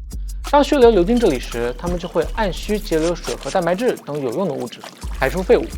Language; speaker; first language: Chinese; native; Chinese